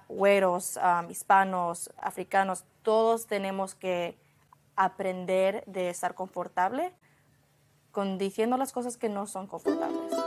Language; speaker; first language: Spanish; early bilingual, heritage; Spanish